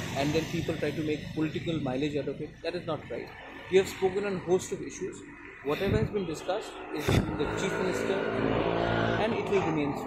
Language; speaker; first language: Hindi; non-native, local second language; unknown